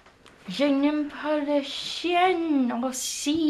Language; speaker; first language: French; non-native, learner; English